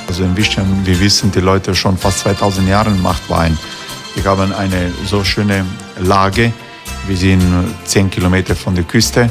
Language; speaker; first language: German; non-native, learner; Croatian